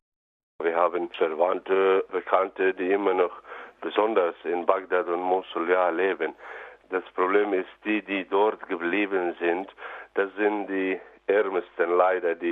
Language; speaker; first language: German; non-native, learner; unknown